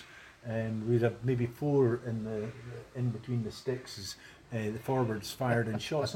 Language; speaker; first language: English; native; English